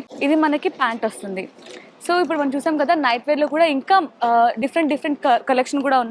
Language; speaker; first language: Telugu; native; Telugu